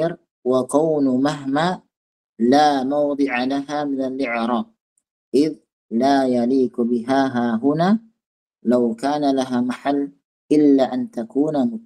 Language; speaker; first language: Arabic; non-native, fluent; Indonesian